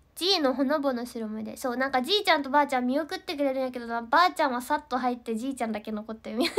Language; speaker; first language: Japanese; native; Japanese